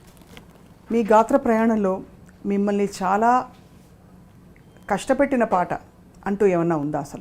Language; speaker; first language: Telugu; native; Telugu